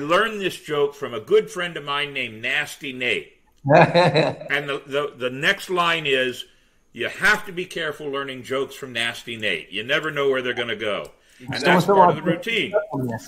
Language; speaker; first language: English; native; English